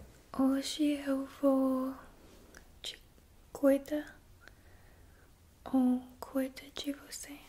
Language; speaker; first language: Portuguese; non-native, learner; English